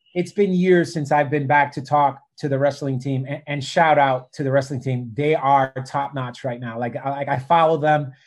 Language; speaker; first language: English; native; English